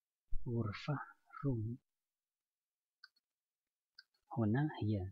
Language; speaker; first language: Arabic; non-native, learner; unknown